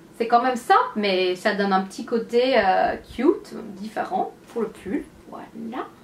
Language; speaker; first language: French; non-native, fluent; English